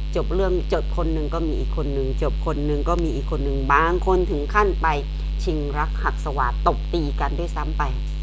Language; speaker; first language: Thai; non-native, local second language; Chinese